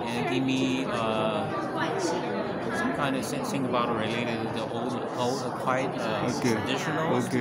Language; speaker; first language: English; non-native, learner; Chinese